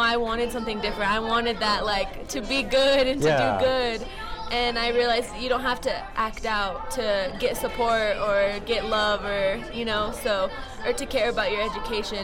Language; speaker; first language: English; native; English